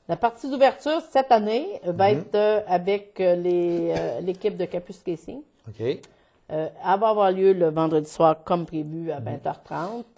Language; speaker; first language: French; native; French